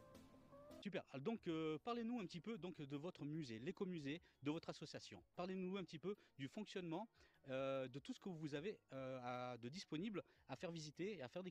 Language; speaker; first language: French; native; French